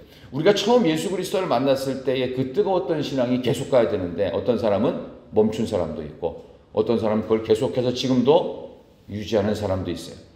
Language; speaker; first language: Korean; native; Korean